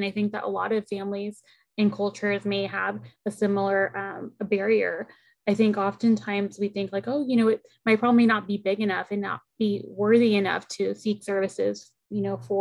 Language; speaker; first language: English; early bilingual, other home language; Spanish